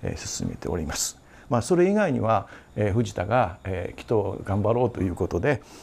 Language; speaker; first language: Japanese; native; Japanese